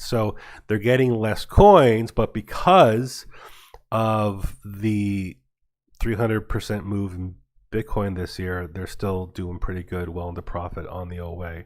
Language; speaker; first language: English; native; English